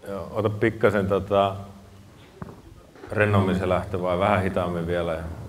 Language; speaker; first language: Finnish; native; Finnish